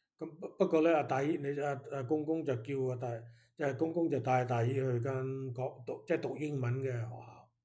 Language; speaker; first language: Cantonese; early bilingual, heritage; Cantonese